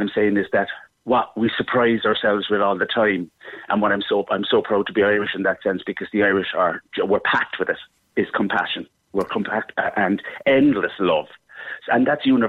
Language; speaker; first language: English; native; English